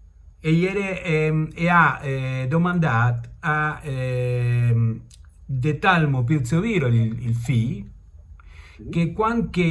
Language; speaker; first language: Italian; early bilingual, heritage; Spanish